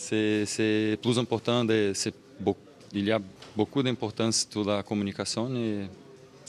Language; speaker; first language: French; non-native, learner; Portuguese